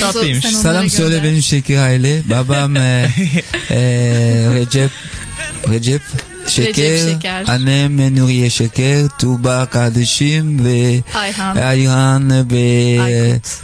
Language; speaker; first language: Turkish; non-native, learner; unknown